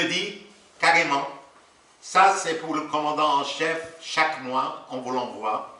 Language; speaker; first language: French; non-native, local second language; Arabic